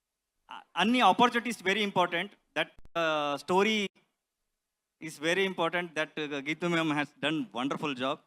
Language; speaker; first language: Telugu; non-native, learner; Kannada